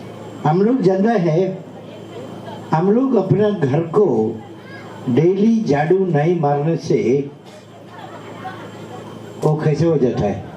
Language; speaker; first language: Hindi; non-native, local second language; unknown